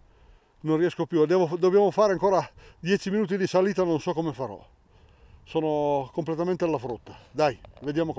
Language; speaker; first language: Italian; native; Italian